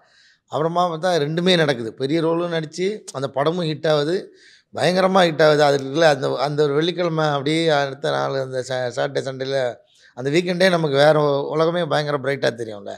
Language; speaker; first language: Tamil; native; Tamil